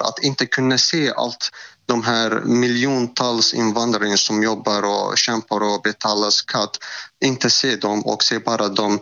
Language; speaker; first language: Swedish; non-native, fluent; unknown